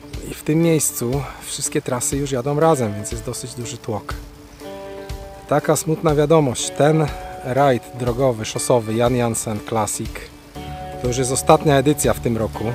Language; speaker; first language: Polish; native; Polish